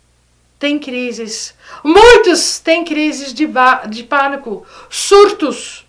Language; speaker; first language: Portuguese; non-native, fluent; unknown